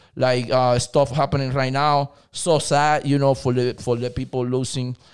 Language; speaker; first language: English; non-native, learner; Spanish